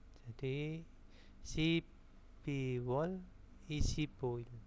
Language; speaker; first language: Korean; non-native, fluent; Indonesian